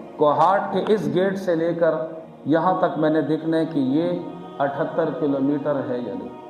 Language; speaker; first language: Urdu; non-native, local second language; Pashto